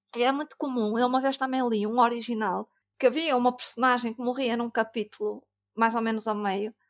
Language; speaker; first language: Portuguese; native; Portuguese